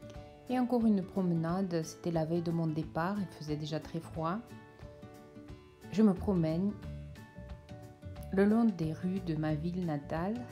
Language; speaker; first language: French; non-native, fluent; Russian